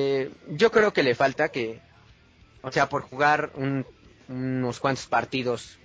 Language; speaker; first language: Spanish; native; Spanish